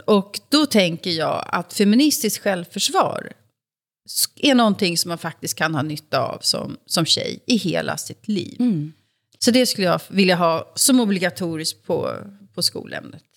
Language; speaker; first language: Swedish; native; Swedish